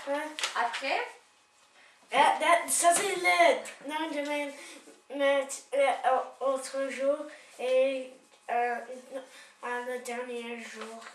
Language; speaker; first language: French; non-native, learner; English